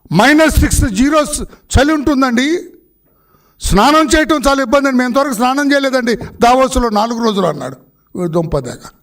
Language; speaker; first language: Telugu; native; Telugu